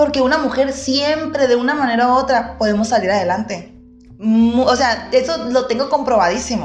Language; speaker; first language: Spanish; native; Spanish